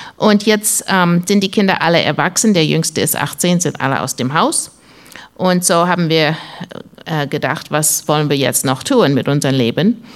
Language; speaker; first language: German; non-native, learner; English